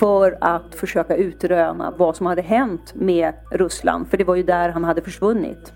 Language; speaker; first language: Swedish; native; Swedish